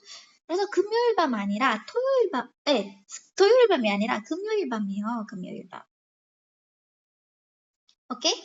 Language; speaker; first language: Korean; non-native, fluent; Indonesian